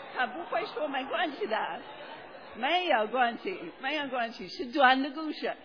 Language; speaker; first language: Chinese; non-native, learner; English